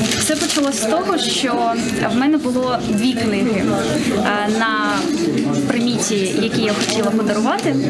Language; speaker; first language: Ukrainian; non-native, local second language; Russian